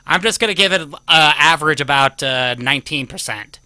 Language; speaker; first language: English; native; English